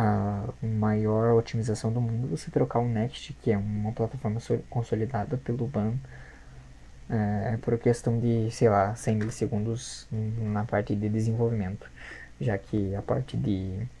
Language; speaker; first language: Portuguese; native; Portuguese